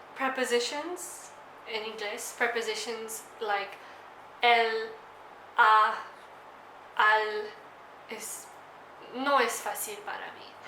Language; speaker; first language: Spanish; non-native, learner; Afrikaans